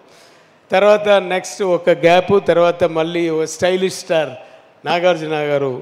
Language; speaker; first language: Telugu; non-native, learner; Tamil